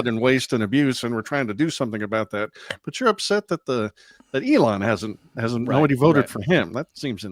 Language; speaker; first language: English; native; English